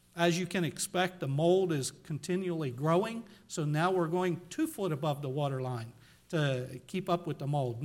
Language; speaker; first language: English; native; English